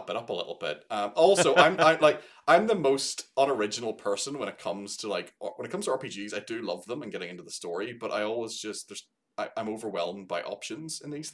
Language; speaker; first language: English; native; English